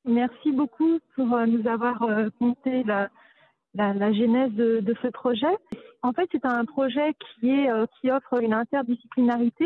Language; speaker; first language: French; native; French